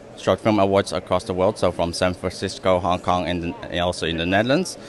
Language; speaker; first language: English; non-native, fluent; Dutch